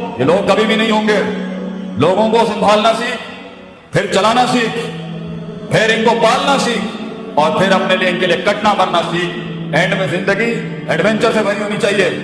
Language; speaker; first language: Urdu; non-native, local second language; Punjabi